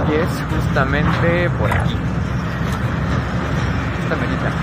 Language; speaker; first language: Spanish; native; Spanish